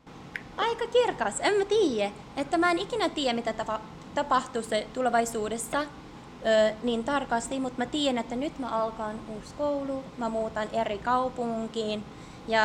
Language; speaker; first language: Finnish; early bilingual, heritage; English